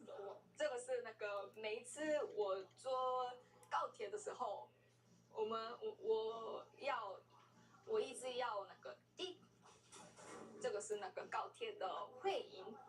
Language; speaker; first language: Chinese; non-native, learner; Korean